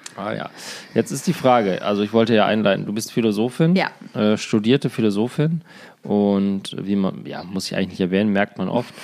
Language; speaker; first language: German; native; German